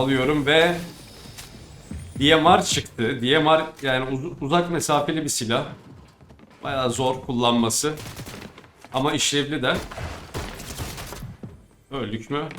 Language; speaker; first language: Turkish; native; Turkish